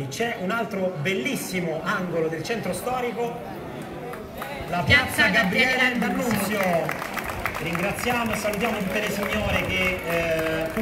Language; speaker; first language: Italian; native; Italian